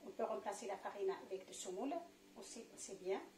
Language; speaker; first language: French; non-native, local second language; Arabic